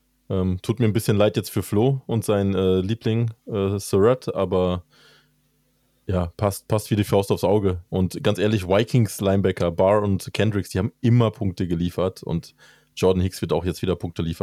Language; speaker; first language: German; native; German